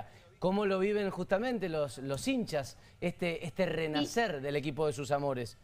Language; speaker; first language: Spanish; native; Spanish